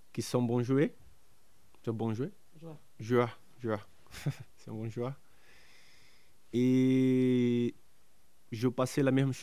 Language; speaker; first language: French; non-native, learner; Portuguese